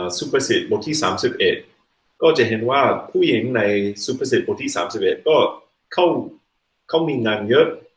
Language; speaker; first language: Thai; non-native, fluent; English